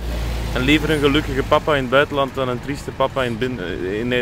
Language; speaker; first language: Dutch; native; Dutch